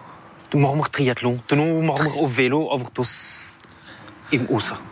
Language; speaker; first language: German; non-native, local second language; French